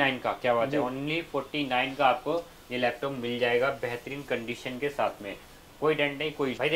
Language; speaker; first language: Hindi; native; Hindi